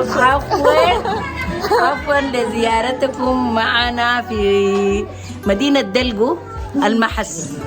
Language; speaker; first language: Arabic; native; Arabic